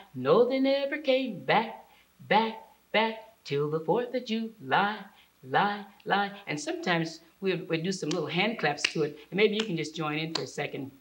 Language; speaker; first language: English; native; English